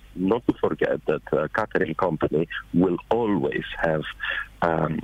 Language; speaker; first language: English; non-native, fluent; Romanian